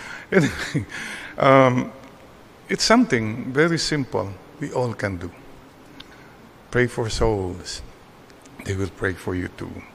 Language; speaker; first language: English; non-native, local second language; Filipino